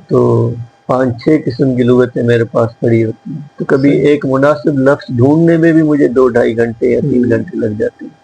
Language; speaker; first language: Urdu; non-native, local second language; Sindhi